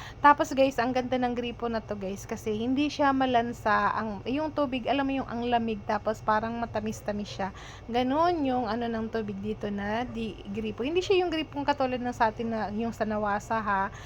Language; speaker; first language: Filipino; non-native, local second language; Bikol